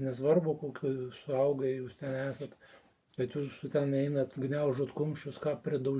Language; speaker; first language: Lithuanian; native; Lithuanian